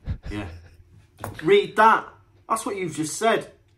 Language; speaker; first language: English; native; English